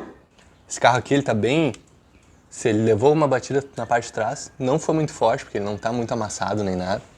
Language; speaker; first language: Portuguese; native; Portuguese